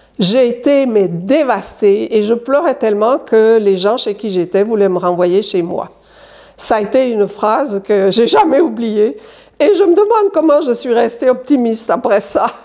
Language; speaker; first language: French; native; French